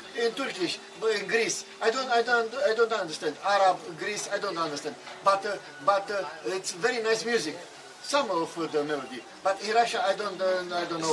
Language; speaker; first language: English; non-native, learner; Romanian